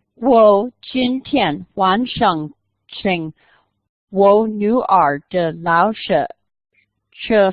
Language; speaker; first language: Chinese; non-native, learner; English